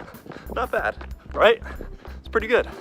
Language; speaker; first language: English; native; English